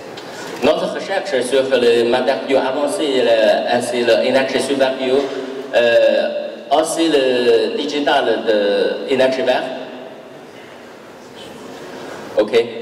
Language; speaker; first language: French; non-native, learner; Chinese